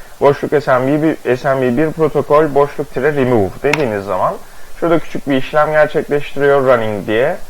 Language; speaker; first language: Turkish; native; Turkish